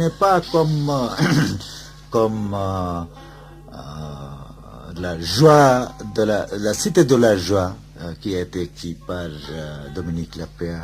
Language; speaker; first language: French; non-native, fluent; Bangla